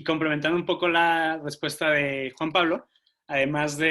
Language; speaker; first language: Spanish; native; Spanish